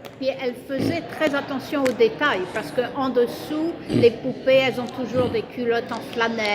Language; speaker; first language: French; native; French